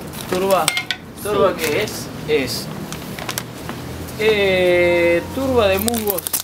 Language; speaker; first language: Spanish; native; Spanish